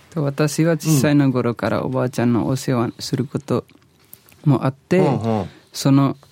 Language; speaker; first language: Japanese; non-native, learner; Nepali